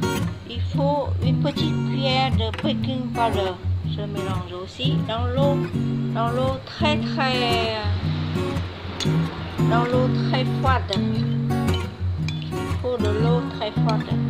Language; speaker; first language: French; non-native, fluent; Vietnamese